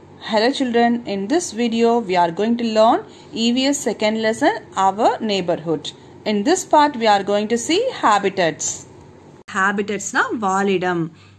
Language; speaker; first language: English; non-native, local second language; Tamil